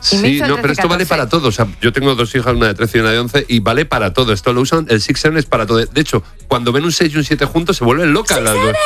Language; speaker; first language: Spanish; native; Spanish